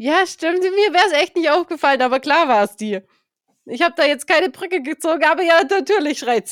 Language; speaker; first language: German; native; German